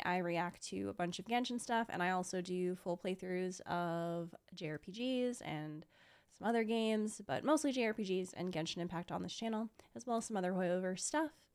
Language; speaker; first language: English; native; English